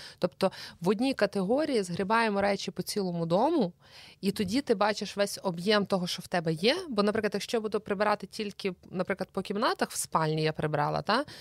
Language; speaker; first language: Ukrainian; native; Ukrainian